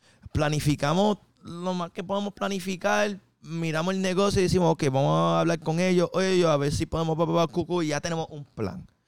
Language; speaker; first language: Spanish; early bilingual, heritage; Spanish